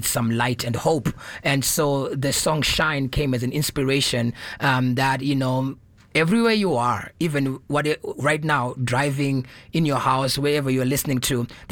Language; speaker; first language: English; non-native, local second language; Shona